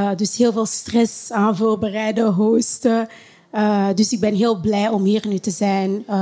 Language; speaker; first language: Dutch; early bilingual, other home language; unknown